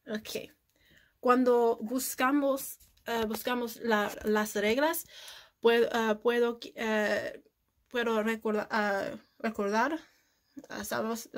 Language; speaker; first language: Spanish; non-native, learner; English